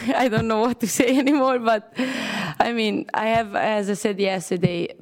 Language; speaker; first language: English; non-native, fluent; Italian